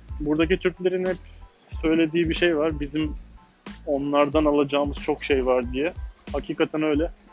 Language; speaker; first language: Turkish; native; Turkish